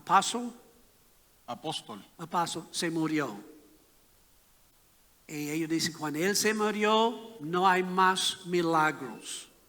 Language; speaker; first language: Spanish; non-native, learner; English